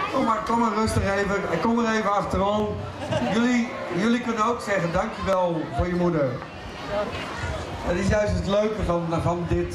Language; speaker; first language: Dutch; native; Dutch